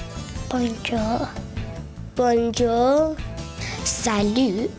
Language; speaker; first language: French; non-native, learner; English